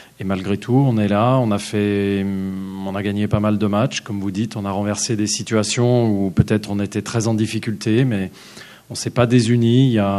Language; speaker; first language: French; native; French